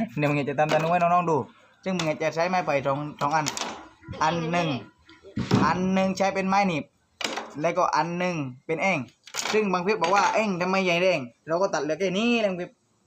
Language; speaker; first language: Thai; native; Thai